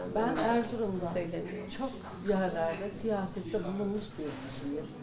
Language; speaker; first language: Turkish; native; Turkish